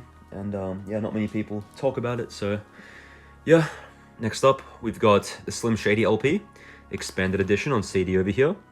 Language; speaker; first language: English; native; English